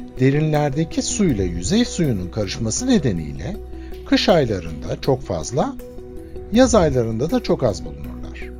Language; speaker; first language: Turkish; native; Turkish